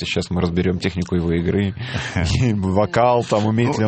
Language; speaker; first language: Russian; native; Russian